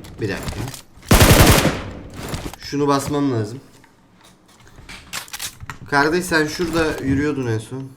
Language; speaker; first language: Turkish; native; Turkish